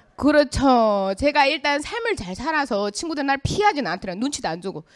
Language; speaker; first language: Korean; early bilingual, heritage; Korean